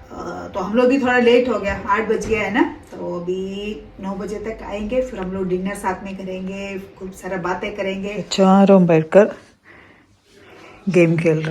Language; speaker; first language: Hindi; non-native, local second language; Malayalam